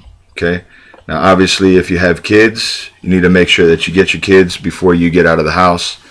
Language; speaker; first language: English; native; English